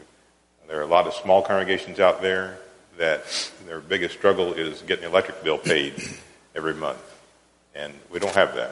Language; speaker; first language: English; native; English